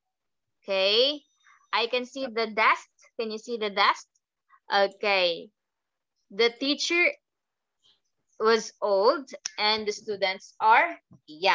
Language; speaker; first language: English; non-native, fluent; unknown